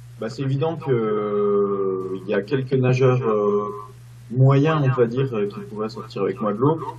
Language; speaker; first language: French; native; French